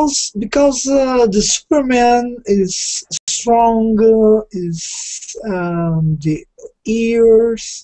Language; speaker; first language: English; non-native, learner; Portuguese